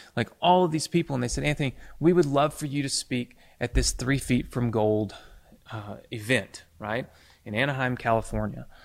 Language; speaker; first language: English; native; English